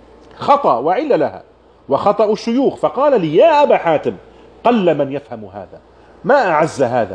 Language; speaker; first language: Arabic; non-native, fluent; German